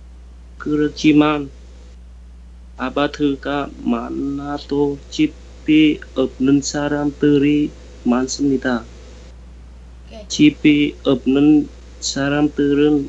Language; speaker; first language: Korean; non-native, learner; Vietnamese